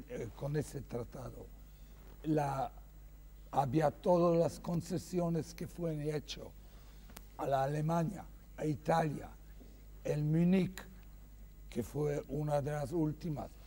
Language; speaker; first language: Spanish; non-native, fluent; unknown